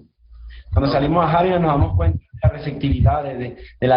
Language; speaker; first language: Spanish; native; Spanish